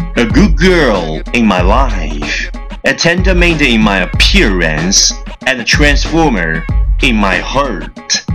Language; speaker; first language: English; non-native, fluent; Chinese